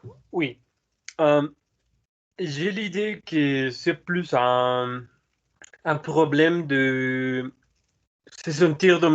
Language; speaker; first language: French; non-native, learner; Spanish